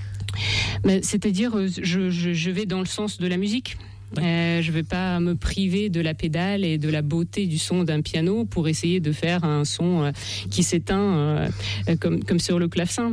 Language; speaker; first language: French; non-native, fluent; Russian